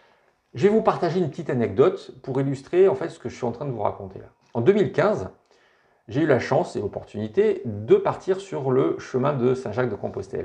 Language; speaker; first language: French; native; French